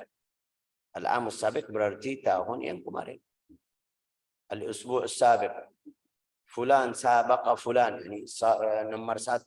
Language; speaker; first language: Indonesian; non-native, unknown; Arabic